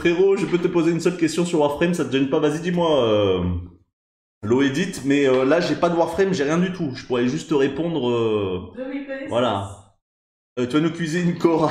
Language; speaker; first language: French; native; French